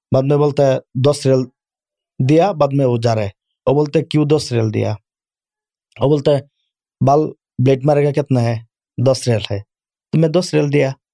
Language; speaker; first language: Urdu; non-native, learner; Bangla